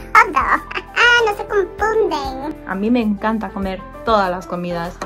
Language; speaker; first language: Spanish; early bilingual, heritage; Spanish